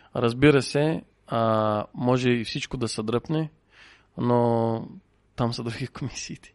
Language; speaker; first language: Bulgarian; non-native, fluent; Russian